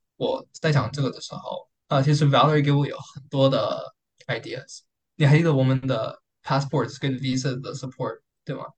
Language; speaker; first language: Chinese; non-native, learner; English